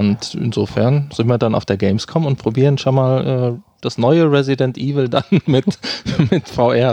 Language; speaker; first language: German; native; German